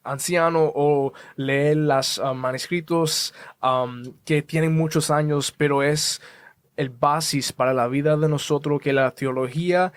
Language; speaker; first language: Spanish; early bilingual, heritage; Spanish